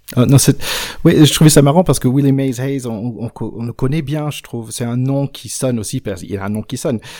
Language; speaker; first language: French; non-native, fluent; English